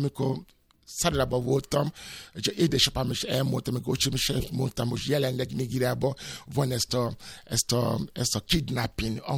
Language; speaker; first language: Hungarian; non-native, fluent; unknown